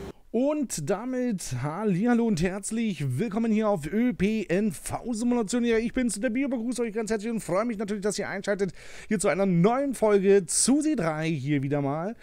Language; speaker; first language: German; native; German